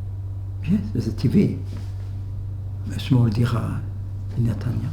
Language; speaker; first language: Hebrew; non-native, fluent; French